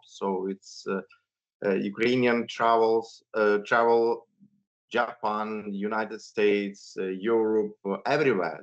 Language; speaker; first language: English; non-native, fluent; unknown